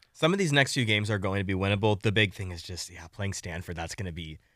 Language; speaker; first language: English; native; English